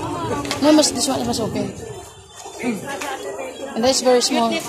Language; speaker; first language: English; non-native, local second language; Cebuano